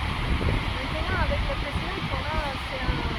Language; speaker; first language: French; non-native, learner; Portuguese